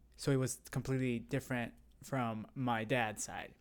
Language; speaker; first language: English; non-native, fluent; Spanish